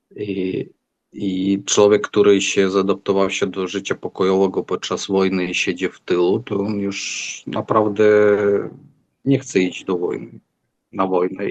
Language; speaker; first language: Polish; non-native, fluent; Ukrainian